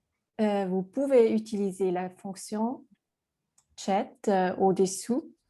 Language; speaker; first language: French; non-native, fluent; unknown